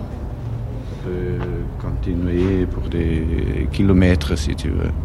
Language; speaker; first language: French; non-native, fluent; German